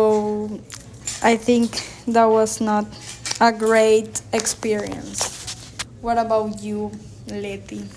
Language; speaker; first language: English; non-native, learner; Spanish